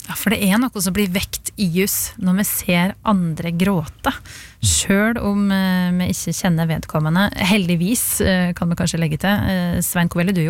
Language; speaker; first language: Norwegian; native; Norwegian